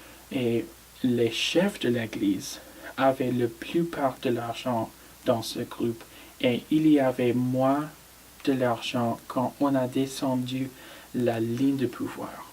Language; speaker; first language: French; non-native, learner; English